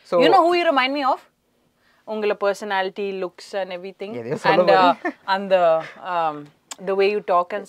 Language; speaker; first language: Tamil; non-native, learner; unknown